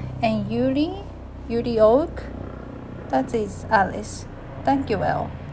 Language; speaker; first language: Dutch; non-native, learner; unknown